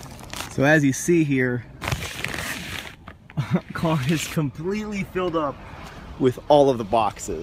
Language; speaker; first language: English; native; English